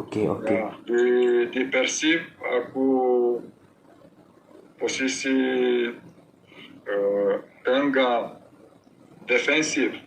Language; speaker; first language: Indonesian; non-native, learner; Romanian